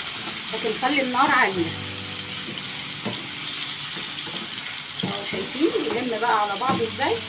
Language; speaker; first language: Arabic; native; Arabic